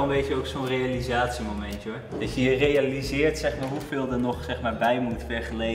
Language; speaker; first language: Dutch; native; Dutch